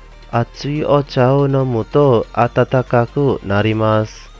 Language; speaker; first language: Japanese; non-native, fluent; Indonesian